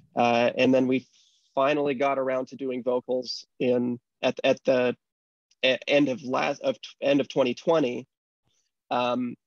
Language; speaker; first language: English; native; English